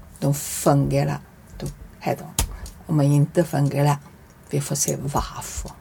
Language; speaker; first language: Swedish; non-native, learner; Chinese